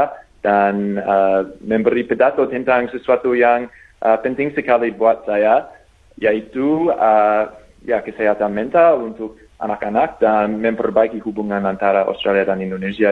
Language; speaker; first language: Indonesian; non-native, fluent; English